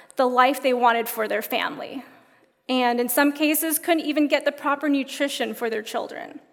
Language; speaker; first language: English; native; English